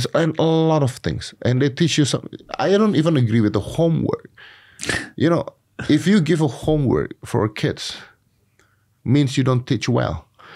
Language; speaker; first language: English; non-native, fluent; Indonesian